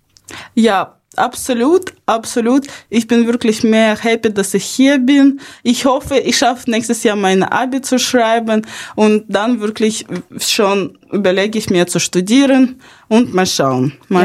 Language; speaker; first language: German; early bilingual, other home language; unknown